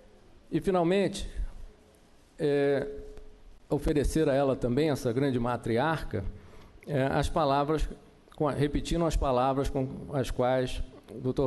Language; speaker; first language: Portuguese; native; Portuguese